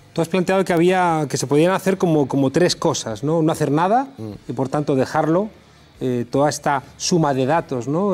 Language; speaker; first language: Spanish; native; Spanish